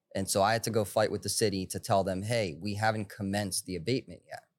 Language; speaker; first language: English; early bilingual, other home language; Hebrew